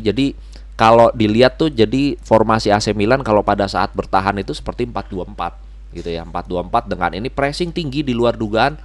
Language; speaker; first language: Indonesian; native; Indonesian